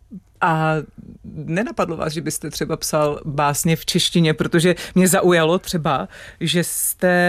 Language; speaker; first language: Czech; native; Czech